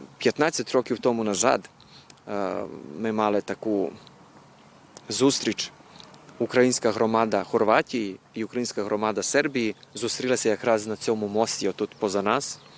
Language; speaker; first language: Ukrainian; early bilingual, heritage; Ukrainian